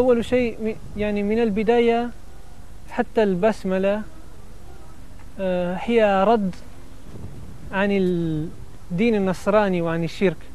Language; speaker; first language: Arabic; non-native, learner; Italian